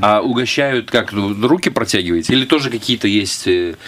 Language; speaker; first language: Russian; native; Russian